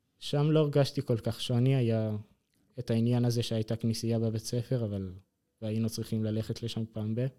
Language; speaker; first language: Hebrew; non-native, local second language; Arabic